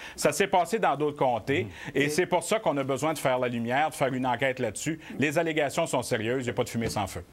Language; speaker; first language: French; native; French